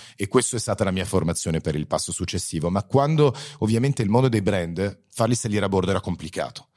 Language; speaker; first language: Italian; early bilingual, heritage; Italian